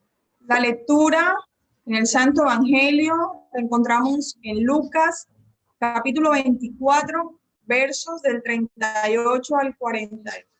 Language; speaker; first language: Spanish; native; Spanish